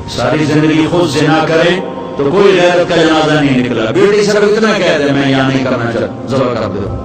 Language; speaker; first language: Urdu; non-native, local second language; Punjabi